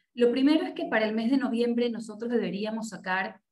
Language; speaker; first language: Spanish; native; Spanish